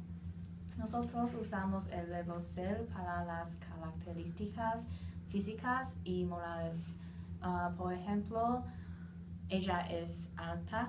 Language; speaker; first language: Spanish; non-native, learner; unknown